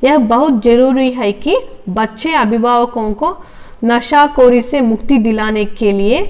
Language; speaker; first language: Hindi; non-native, local second language; Telugu